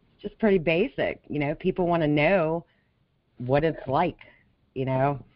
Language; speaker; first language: English; native; English